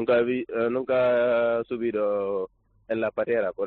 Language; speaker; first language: Spanish; non-native, learner; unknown